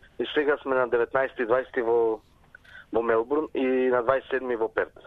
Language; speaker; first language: Macedonian; native; Macedonian